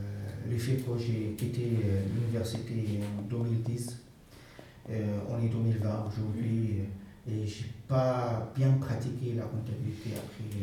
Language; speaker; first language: French; non-native, fluent; Arabic